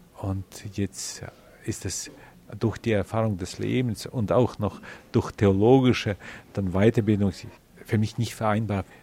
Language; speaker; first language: German; non-native, fluent; Ukrainian